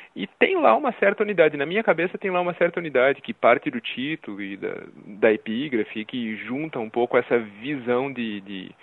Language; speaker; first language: Portuguese; native; Portuguese